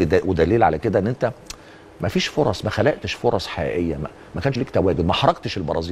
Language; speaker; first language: Arabic; native; Arabic